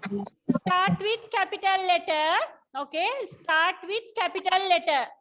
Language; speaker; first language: English; non-native, fluent; Sinhala